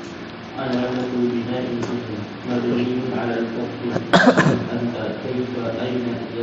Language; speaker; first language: Arabic; non-native, learner; Indonesian